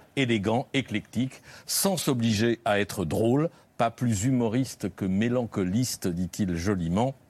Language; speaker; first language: French; native; French